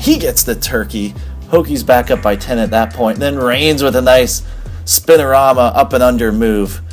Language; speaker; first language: English; native; English